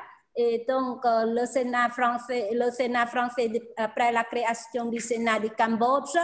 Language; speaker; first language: French; non-native, fluent; Khmer